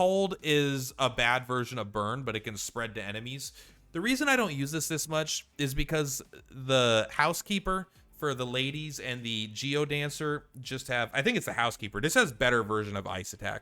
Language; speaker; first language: English; native; English